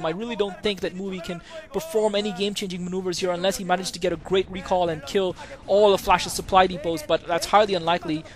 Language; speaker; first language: English; native; English